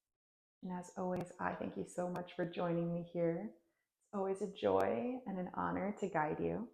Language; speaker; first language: English; native; English